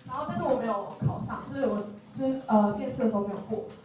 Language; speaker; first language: Chinese; native; Chinese